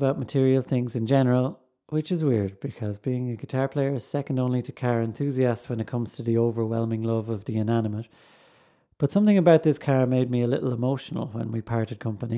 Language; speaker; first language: English; native; English